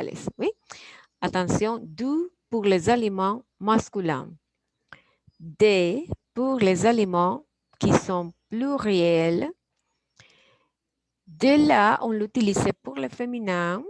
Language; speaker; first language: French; non-native, fluent; Spanish